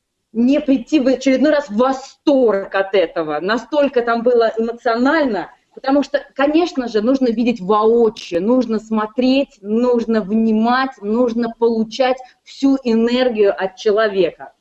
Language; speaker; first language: Russian; native; Russian